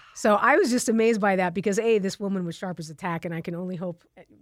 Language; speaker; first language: English; native; English